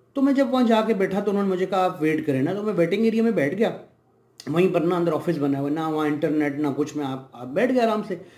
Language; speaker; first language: Urdu; native; Urdu